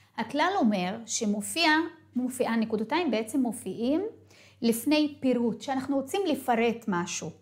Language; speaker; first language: Hebrew; non-native, local second language; Arabic